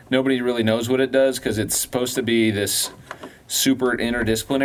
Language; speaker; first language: English; native; English